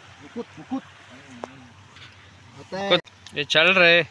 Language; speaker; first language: Hindi; non-native, learner; Kannada